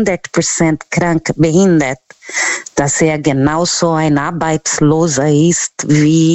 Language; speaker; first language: German; non-native, learner; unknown